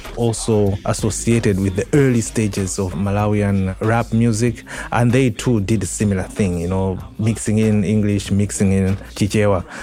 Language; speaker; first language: English; non-native, local second language; Nyanja